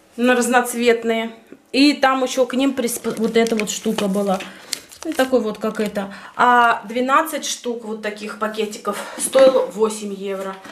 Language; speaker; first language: Russian; native; Russian